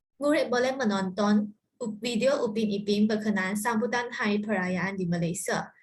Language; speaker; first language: Malay; non-native, local second language; Chinese